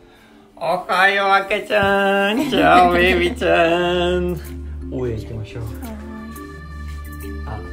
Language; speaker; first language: Japanese; non-native, learner; Serbian